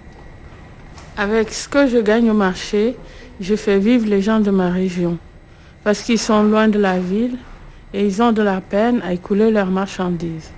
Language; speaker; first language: French; non-native, local second language; Lingala